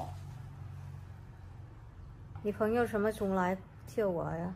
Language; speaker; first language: Chinese; non-native, fluent; Vietnamese